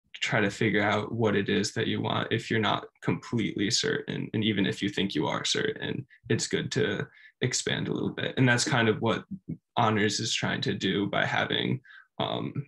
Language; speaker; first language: English; native; English